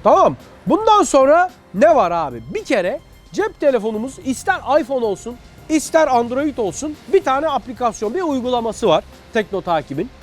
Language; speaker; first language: Turkish; native; Turkish